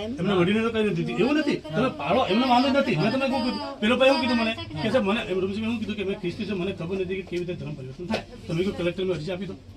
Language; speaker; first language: Gujarati; non-native, local second language; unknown